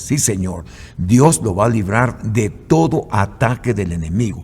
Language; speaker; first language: Spanish; native; Spanish